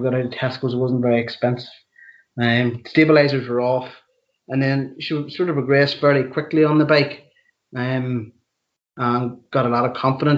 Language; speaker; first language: English; native; English